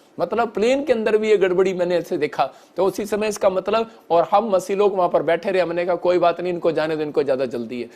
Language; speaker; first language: Hindi; non-native, local second language; Punjabi